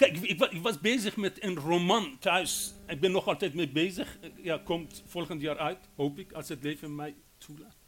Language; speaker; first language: Dutch; non-native, fluent; Persian